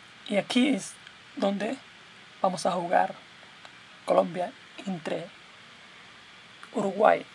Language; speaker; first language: Spanish; non-native, learner; English